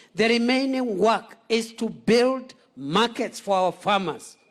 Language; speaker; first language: English; non-native, local second language; Swahili